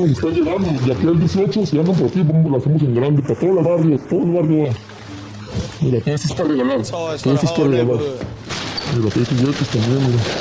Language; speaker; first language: Spanish; native; Spanish